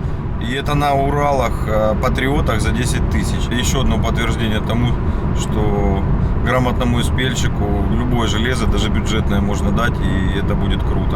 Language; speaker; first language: Russian; native; Russian